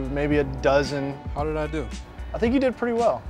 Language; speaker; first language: English; native; English